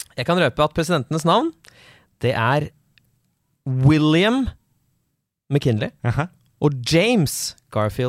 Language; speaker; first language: Norwegian; native; Norwegian